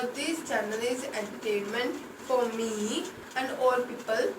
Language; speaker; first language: English; non-native, local second language; Hindi